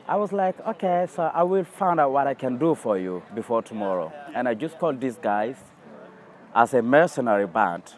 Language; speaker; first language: English; non-native, fluent; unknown